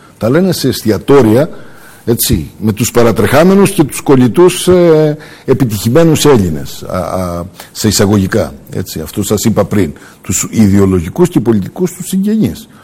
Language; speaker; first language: Greek; early bilingual, heritage; Greek